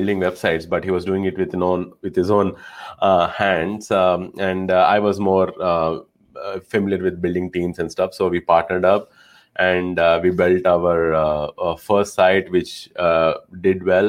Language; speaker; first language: English; non-native, local second language; Telugu